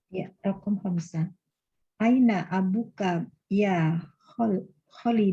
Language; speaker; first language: Arabic; non-native, learner; Indonesian